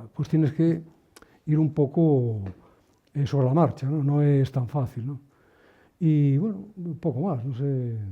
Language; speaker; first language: Spanish; native; Spanish